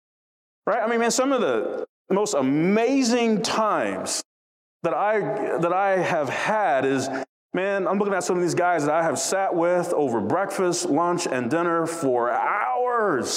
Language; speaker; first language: English; native; English